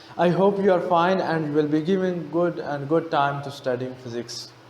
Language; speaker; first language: English; non-native, local second language; Urdu